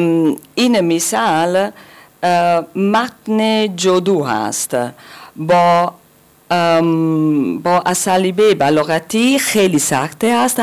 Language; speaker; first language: Persian; non-native, learner; German